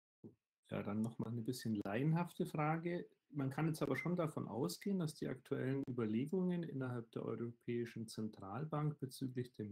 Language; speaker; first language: German; native; German